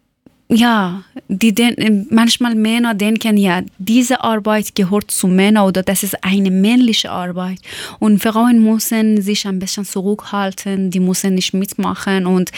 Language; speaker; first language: German; non-native, learner; Persian